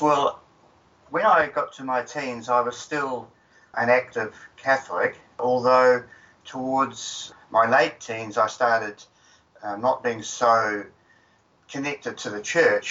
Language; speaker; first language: English; native; English